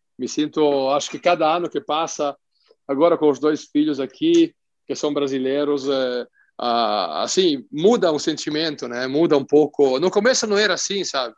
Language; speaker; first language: Portuguese; non-native, fluent; Italian